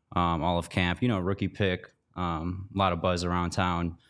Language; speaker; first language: English; native; English